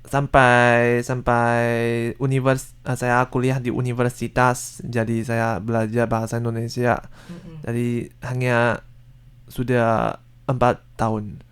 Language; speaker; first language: Indonesian; non-native, learner; Chinese